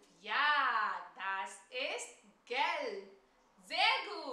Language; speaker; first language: German; non-native, learner; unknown